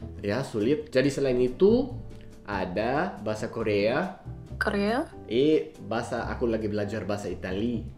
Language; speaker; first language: Indonesian; non-native, fluent; English